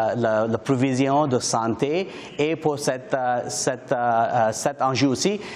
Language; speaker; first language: French; non-native, learner; English